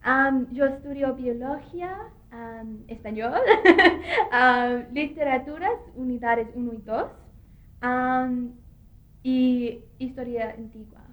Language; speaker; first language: Spanish; non-native, learner; English